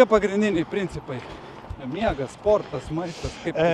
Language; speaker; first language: Lithuanian; native; Lithuanian